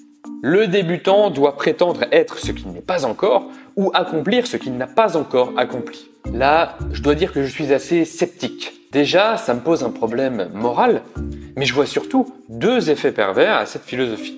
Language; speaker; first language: French; native; French